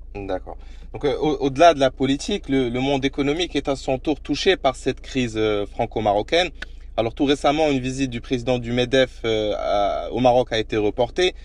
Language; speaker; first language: French; non-native, local second language; Arabic